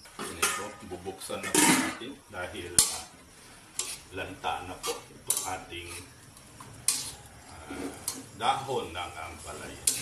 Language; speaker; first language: Filipino; native; Filipino